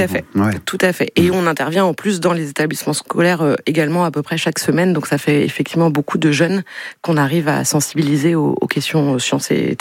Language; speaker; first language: French; native; French